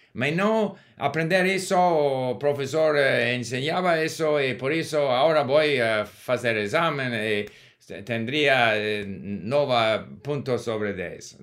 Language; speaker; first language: Portuguese; non-native, learner; English